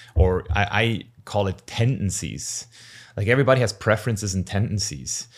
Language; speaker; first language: English; non-native, fluent; German